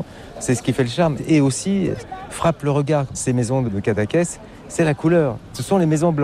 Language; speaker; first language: French; native; French